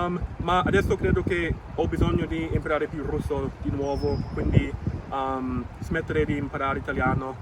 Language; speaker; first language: Italian; non-native, fluent; English